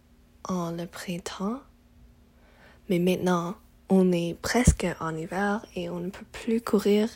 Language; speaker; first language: French; non-native, learner; English